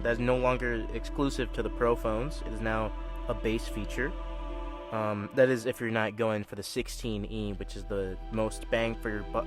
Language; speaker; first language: English; native; English